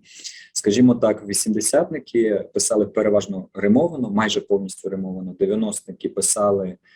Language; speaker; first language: Ukrainian; native; Ukrainian